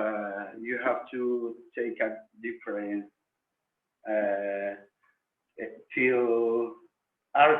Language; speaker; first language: English; non-native, learner; Spanish